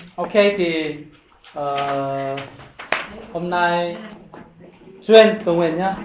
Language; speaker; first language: Vietnamese; non-native, learner; Korean